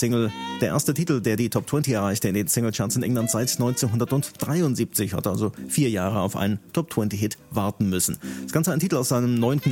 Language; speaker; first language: German; native; German